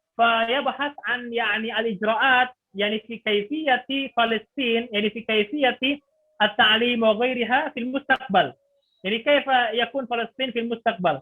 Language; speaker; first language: Arabic; non-native, fluent; Indonesian